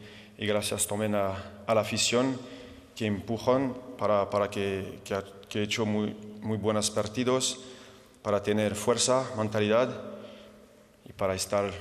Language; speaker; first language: Spanish; non-native, fluent; French